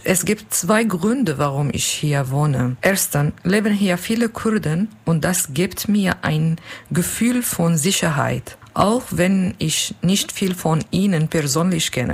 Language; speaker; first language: German; non-native, learner; Kurdish